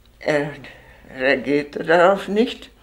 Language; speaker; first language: German; non-native, fluent; Czech